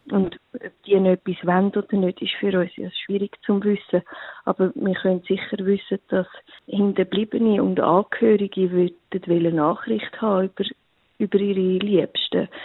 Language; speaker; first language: German; native; German